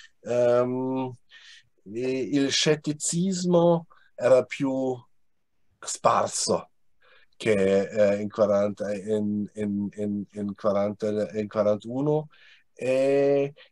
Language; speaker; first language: Italian; non-native, fluent; German